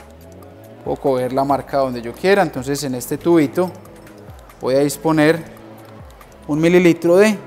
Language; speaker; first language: Spanish; native; Spanish